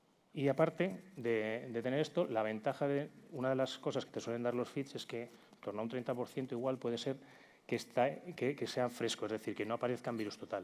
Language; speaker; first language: Spanish; native; Spanish